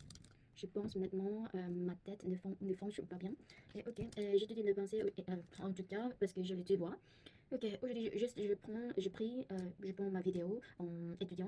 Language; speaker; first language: French; non-native, learner; Korean